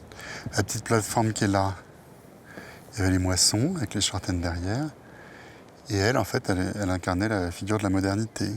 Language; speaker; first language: French; native; French